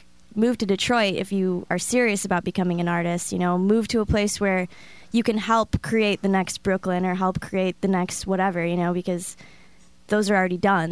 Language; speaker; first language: English; native; English